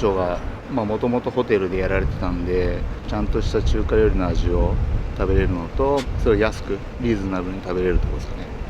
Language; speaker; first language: Japanese; native; Japanese